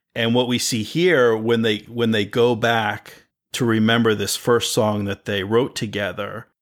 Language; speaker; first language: English; native; English